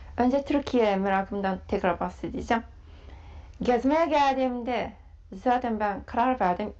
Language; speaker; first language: Turkish; non-native, fluent; Japanese